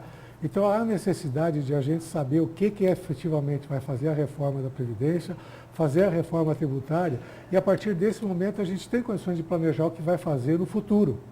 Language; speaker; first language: Portuguese; native; Portuguese